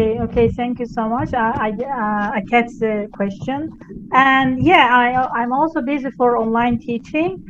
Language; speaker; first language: English; non-native, fluent; Azerbaijani